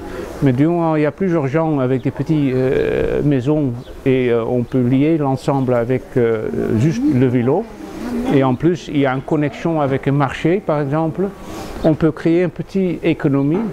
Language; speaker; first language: French; non-native, fluent; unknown